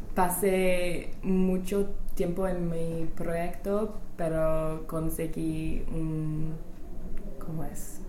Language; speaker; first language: Spanish; non-native, learner; English